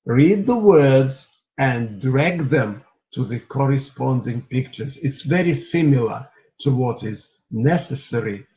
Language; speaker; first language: English; non-native, fluent; Russian